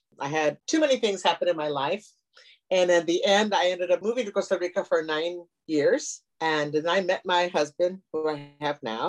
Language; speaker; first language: English; native; English